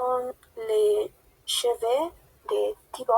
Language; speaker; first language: French; non-native, learner; Spanish